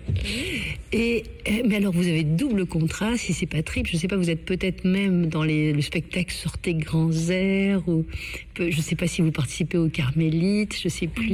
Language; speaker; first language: French; native; French